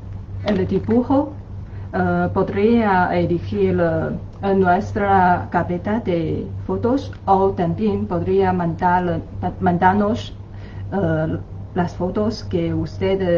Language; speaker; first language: Spanish; non-native, learner; Chinese